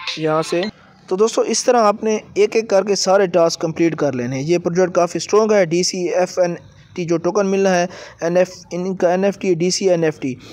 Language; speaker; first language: Urdu; native; Urdu